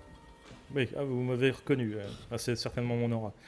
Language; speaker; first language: French; native; French